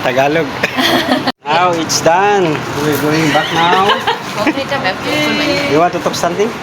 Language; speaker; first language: English; non-native, local second language; Filipino